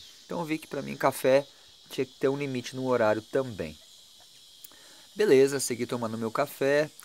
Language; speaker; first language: Portuguese; native; Portuguese